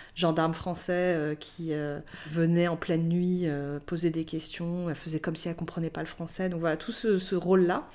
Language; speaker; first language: French; native; French